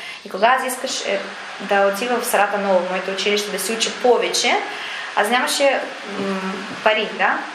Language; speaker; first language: Bulgarian; non-native, learner; Russian